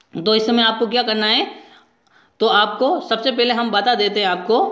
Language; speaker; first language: Hindi; native; Hindi